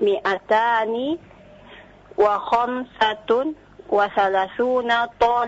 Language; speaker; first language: Arabic; non-native, learner; Indonesian